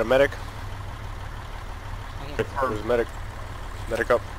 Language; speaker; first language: English; native; English